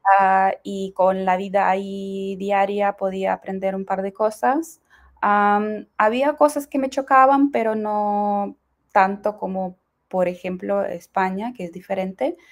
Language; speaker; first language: Spanish; non-native, fluent; Ukrainian